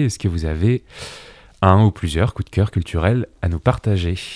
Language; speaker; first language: French; native; French